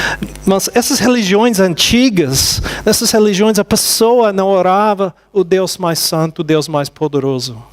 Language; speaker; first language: Portuguese; non-native, fluent; English